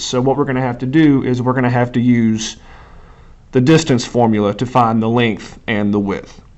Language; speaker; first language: English; native; English